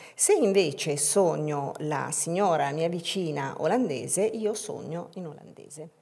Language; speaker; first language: Italian; native; Italian